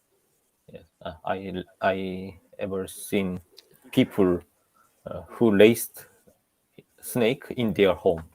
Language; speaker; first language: English; non-native, learner; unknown